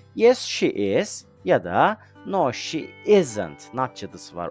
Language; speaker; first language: English; non-native, fluent; Turkish